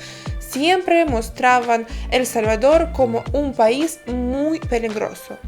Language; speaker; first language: Spanish; non-native, fluent; Ukrainian